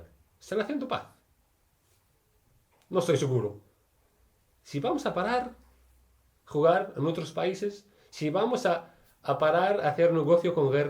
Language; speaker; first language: Spanish; non-native, learner; Arabic